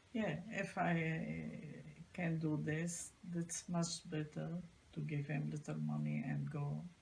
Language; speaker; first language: English; non-native, learner; Arabic